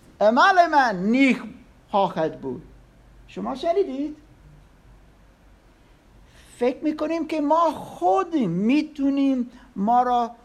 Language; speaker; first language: Persian; non-native, learner; English